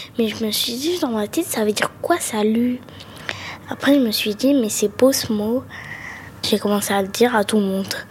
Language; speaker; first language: French; early bilingual, other home language; Arabic